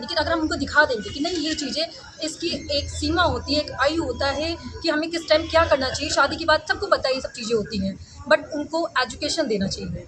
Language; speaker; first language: Hindi; native; Hindi